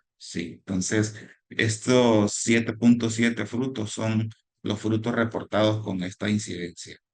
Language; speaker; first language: Spanish; native; Spanish